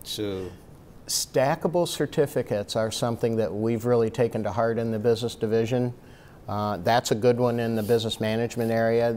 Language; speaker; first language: English; native; English